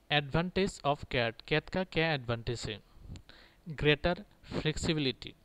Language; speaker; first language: Hindi; native; Hindi